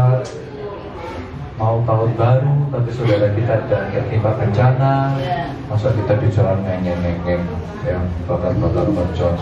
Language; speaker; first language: Indonesian; non-native, local second language; Javanese